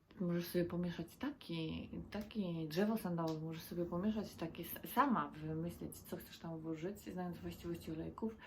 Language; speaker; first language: Polish; native; Polish